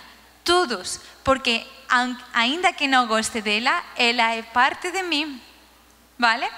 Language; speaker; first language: Portuguese; non-native, learner; Spanish